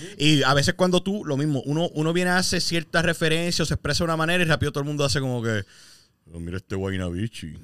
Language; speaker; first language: Spanish; native; Spanish